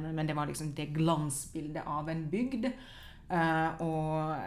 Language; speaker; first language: Norwegian; non-native, fluent; Finnish